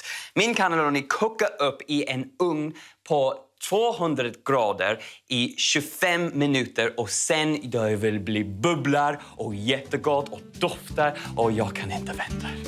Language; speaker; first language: Swedish; non-native, learner; English